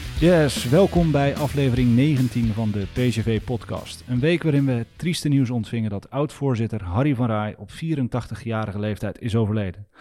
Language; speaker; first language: Dutch; native; Dutch